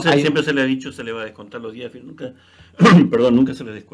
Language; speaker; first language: Spanish; native; Spanish